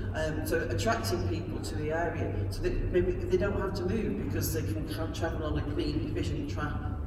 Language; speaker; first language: English; native; English